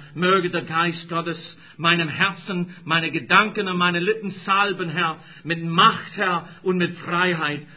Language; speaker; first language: German; non-native, fluent; English